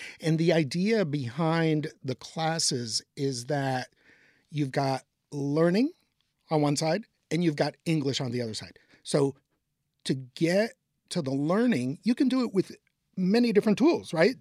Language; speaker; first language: English; early bilingual, other home language; Spanish